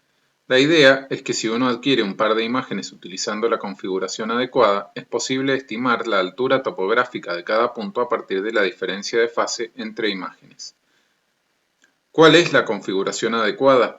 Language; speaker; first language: Spanish; native; Spanish